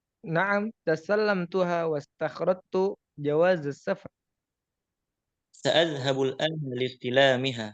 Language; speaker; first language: Arabic; non-native, learner; Indonesian